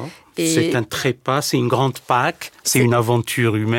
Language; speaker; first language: French; native; French